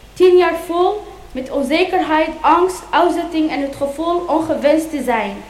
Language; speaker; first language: Dutch; early bilingual, other home language; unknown